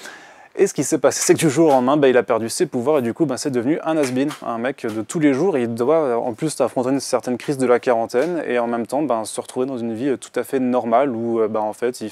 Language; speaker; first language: French; native; French